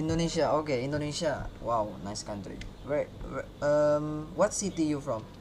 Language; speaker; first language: English; non-native, learner; Hakka Chinese